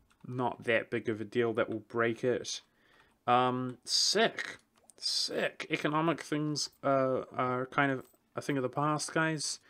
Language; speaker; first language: English; native; English